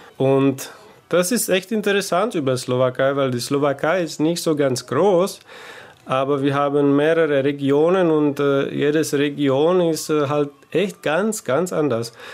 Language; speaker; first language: German; non-native, fluent; Slovak